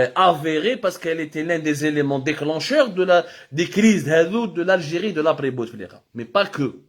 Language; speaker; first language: French; non-native, local second language; Arabic